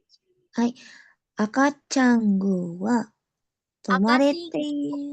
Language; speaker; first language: Japanese; non-native, learner; Indonesian